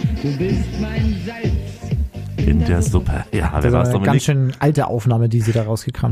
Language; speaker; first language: German; native; German